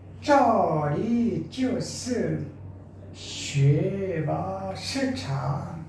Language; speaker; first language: Chinese; non-native, learner; Korean